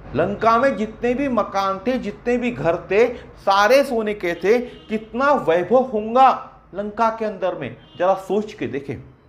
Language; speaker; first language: Hindi; non-native, local second language; Marathi